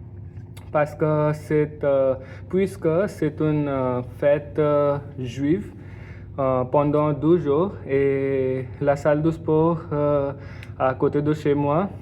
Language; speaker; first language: French; non-native, learner; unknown